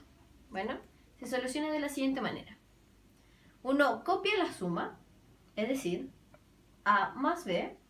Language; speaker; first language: Spanish; native; Spanish